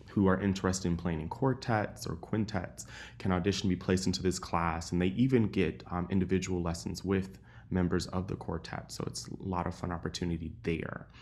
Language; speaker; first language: English; native; English